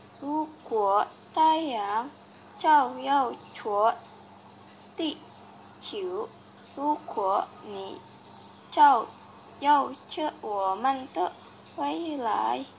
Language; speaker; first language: Chinese; non-native, learner; Indonesian